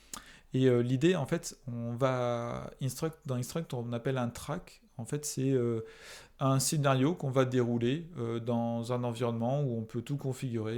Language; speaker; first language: French; native; French